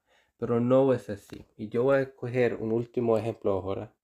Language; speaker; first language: Spanish; non-native, fluent; Icelandic